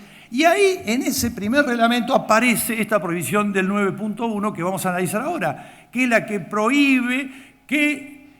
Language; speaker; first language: Spanish; native; Spanish